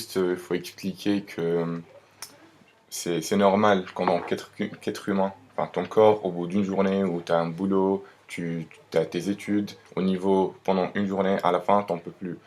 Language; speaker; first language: French; non-native, local second language; Arabic